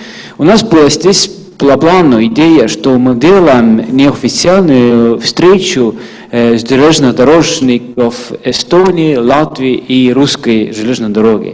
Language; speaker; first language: Russian; non-native, fluent; Estonian